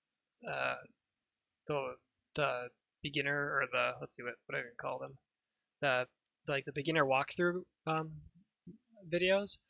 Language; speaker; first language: English; native; English